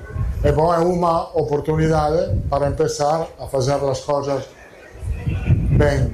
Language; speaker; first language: Portuguese; non-native, fluent; Italian